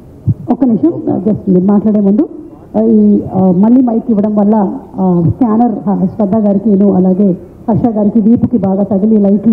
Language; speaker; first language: Telugu; native; Telugu